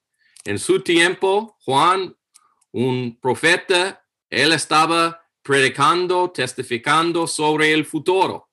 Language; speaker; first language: Spanish; non-native, fluent; English